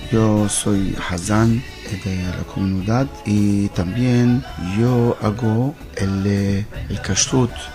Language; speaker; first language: Spanish; non-native, learner; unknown